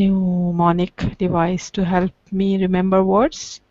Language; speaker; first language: English; non-native, learner; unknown